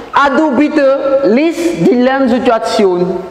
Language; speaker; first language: German; non-native, learner; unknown